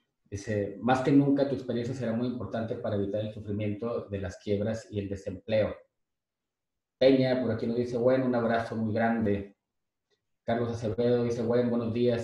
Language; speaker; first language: Spanish; native; Spanish